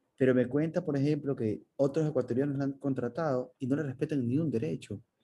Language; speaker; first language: Spanish; native; Spanish